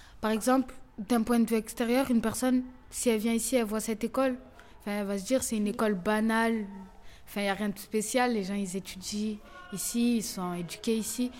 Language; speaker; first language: French; native; French